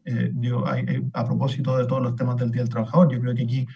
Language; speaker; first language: Spanish; native; Spanish